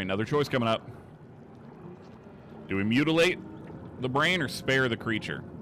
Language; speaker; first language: English; native; English